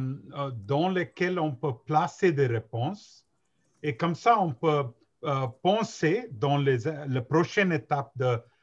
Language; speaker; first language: French; non-native, learner; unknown